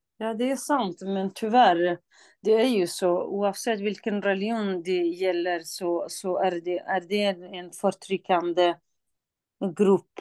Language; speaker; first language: Swedish; non-native, fluent; Kurdish